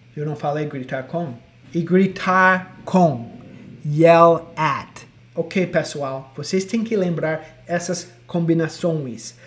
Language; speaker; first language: Portuguese; non-native, fluent; English